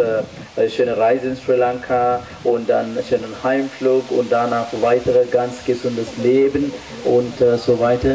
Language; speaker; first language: German; non-native, fluent; Sinhala